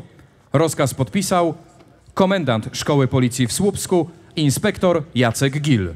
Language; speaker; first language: Polish; native; Polish